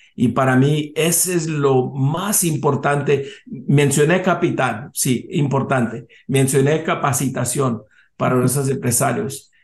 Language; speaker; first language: Spanish; early bilingual, heritage; Spanish